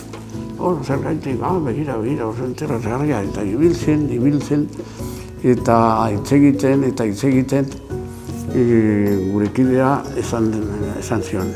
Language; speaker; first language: Basque; non-native, local second language; Spanish